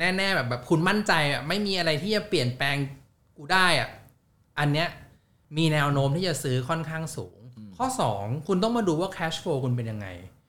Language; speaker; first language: Thai; native; Thai